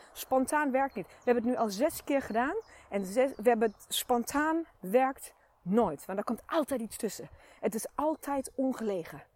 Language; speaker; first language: Dutch; native; Dutch